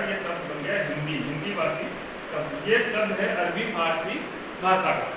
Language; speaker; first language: Hindi; native; Hindi